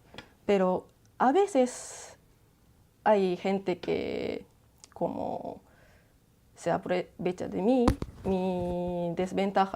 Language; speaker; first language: Spanish; non-native, learner; Japanese